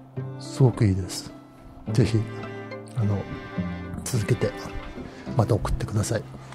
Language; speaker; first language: Japanese; native; Japanese